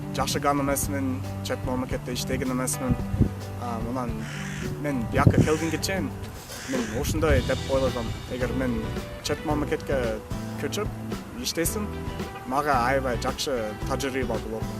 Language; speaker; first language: Kyrgyz; non-native, learner; English